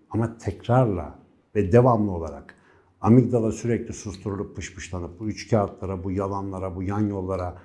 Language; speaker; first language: Turkish; native; Turkish